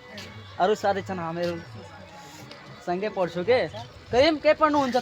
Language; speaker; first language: Nepali; non-native, local second language; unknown